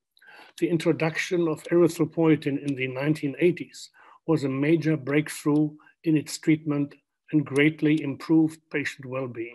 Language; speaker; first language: English; non-native, fluent; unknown